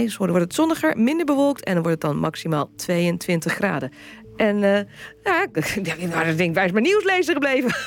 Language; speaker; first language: Dutch; native; Dutch